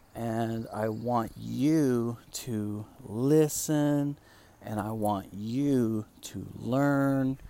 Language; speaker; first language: English; non-native, fluent; Spanish